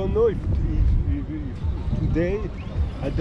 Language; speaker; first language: English; non-native, learner; French